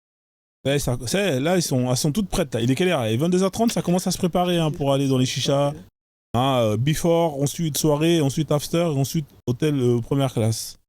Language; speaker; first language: French; native; French